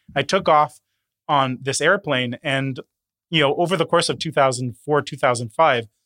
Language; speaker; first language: English; native; English